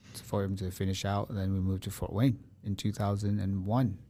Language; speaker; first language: English; early bilingual, other home language; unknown